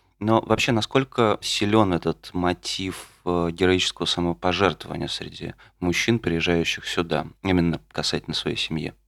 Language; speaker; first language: Russian; native; Russian